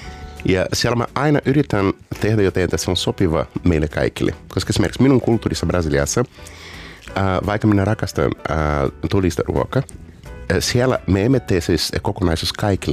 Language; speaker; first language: Finnish; non-native, fluent; Portuguese